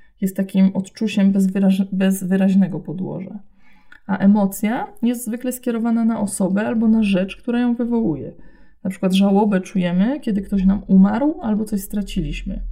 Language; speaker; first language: Polish; native; Polish